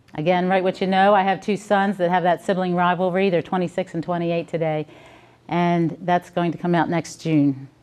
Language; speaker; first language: English; native; English